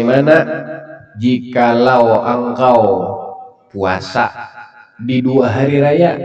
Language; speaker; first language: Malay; non-native, local second language; Banjar